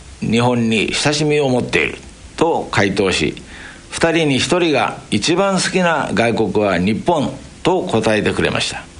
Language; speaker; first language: Japanese; native; Japanese